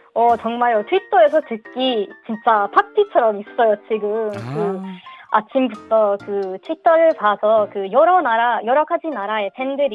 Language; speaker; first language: Korean; non-native, learner; Swedish